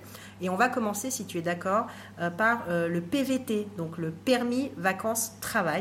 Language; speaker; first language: French; native; French